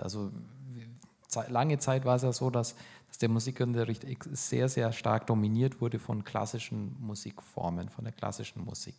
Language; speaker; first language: German; native; German